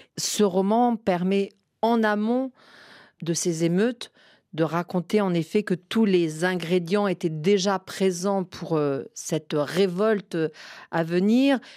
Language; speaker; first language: French; native; French